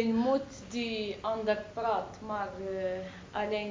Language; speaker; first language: Dutch; non-native, learner; Arabic